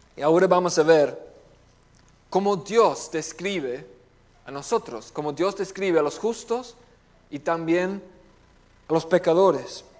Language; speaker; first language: Spanish; non-native, fluent; English